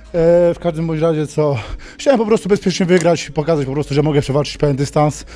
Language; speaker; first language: Polish; native; Polish